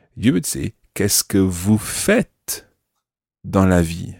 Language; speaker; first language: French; non-native, fluent; English